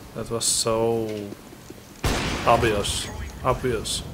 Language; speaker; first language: English; non-native, fluent; Finnish